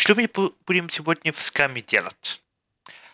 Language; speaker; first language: Russian; non-native, fluent; German